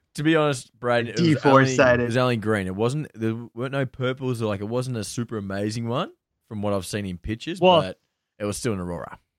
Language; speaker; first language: English; native; English